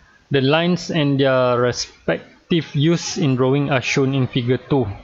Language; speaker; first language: English; non-native, local second language; Malay